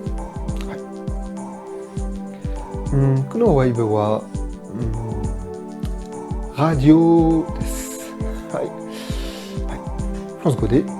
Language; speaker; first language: Japanese; non-native, learner; French